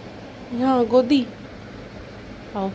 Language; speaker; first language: Hindi; native; Hindi